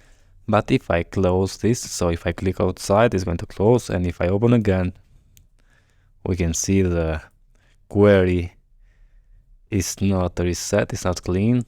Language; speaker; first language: English; non-native, fluent; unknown